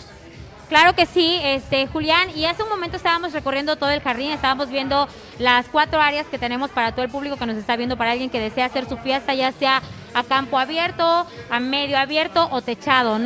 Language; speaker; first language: Spanish; native; Spanish